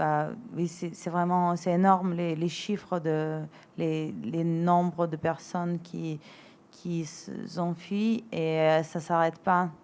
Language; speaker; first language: French; non-native, fluent; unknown